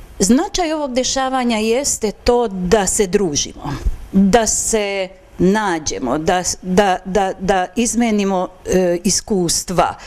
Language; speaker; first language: Bosnian; non-native, local second language; Hungarian